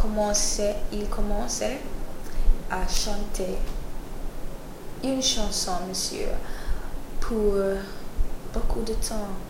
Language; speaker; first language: French; non-native, learner; English